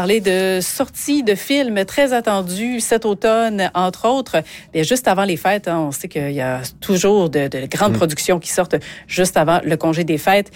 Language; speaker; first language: French; native; French